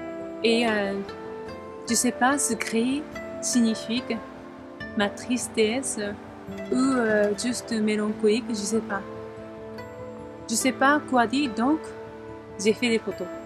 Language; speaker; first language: French; non-native, learner; Japanese